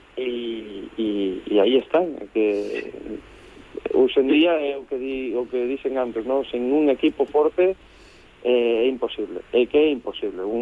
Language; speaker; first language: Galician; native; Galician